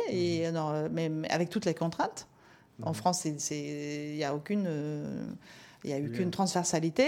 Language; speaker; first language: French; non-native, fluent; Norwegian